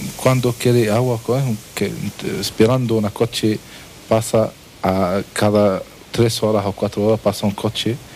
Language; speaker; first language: Spanish; non-native, learner; Arabic